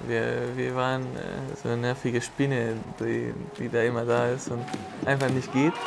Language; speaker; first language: German; non-native, fluent; Spanish